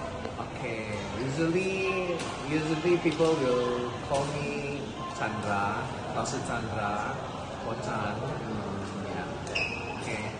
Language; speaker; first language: English; non-native, learner; Indonesian